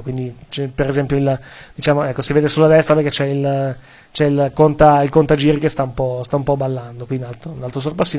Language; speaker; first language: Italian; native; Italian